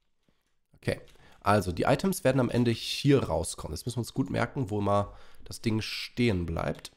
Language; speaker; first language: German; native; German